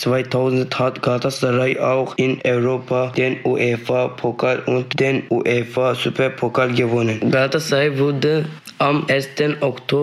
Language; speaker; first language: German; non-native, learner; Turkish